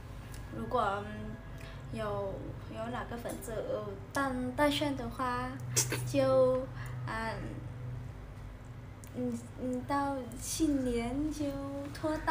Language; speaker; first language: Chinese; non-native, learner; Vietnamese